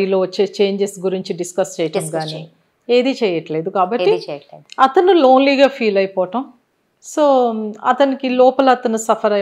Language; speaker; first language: Telugu; native; Telugu